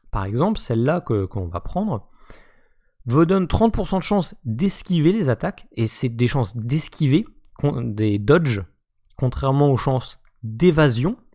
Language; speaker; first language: French; native; French